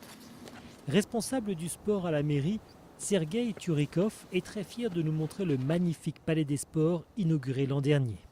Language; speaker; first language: French; native; French